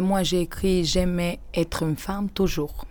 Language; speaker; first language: French; non-native, learner; Albanian